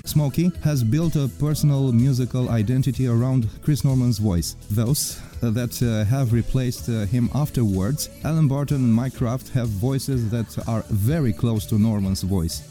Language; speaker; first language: English; non-native, fluent; Romanian